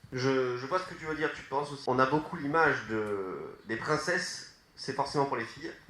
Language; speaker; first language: French; native; French